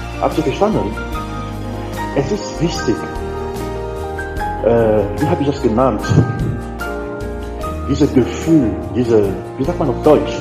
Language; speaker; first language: German; non-native, learner; French